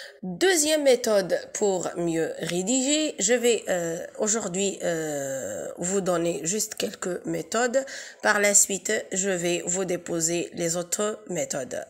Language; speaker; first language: French; non-native, local second language; Arabic